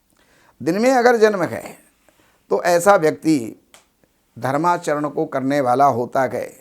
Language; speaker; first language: Hindi; native; Hindi